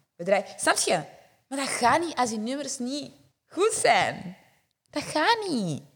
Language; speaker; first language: Dutch; early bilingual, other home language; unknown